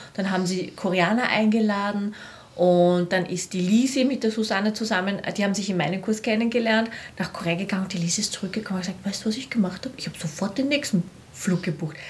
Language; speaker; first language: German; native; German